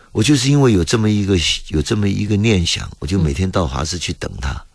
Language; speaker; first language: Chinese; native; Chinese